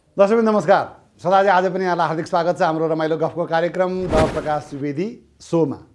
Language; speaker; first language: Nepali; native; Nepali